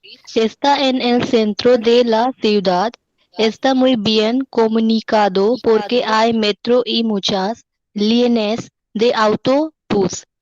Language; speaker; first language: Spanish; non-native, learner; Hindi